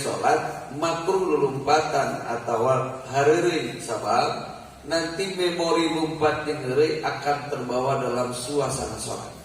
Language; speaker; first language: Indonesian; non-native, local second language; Sundanese